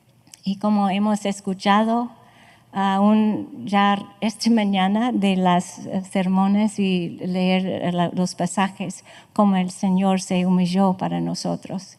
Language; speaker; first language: Spanish; non-native, fluent; English